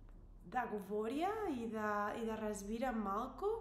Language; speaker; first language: Bulgarian; non-native, learner; English